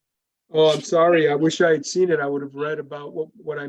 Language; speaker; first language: English; native; English